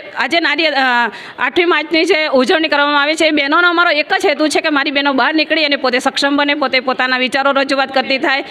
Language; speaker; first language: Gujarati; non-native, local second language; Rathawi